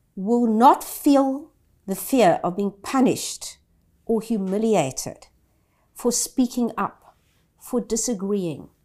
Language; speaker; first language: English; native; English